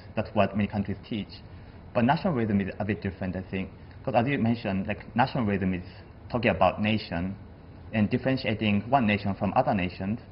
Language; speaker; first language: English; non-native, fluent; Japanese